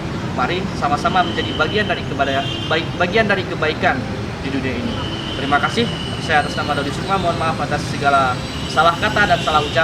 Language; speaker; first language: Indonesian; native; Indonesian